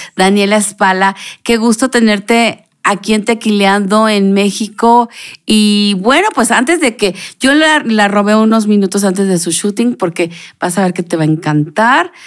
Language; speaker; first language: Spanish; native; Spanish